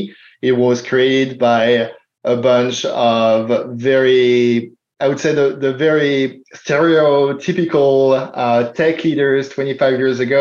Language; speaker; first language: English; non-native, fluent; French